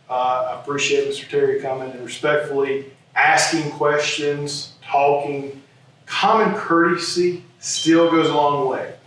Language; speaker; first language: English; native; English